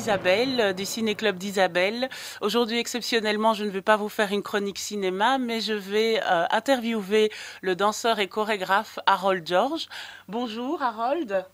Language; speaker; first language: French; native; French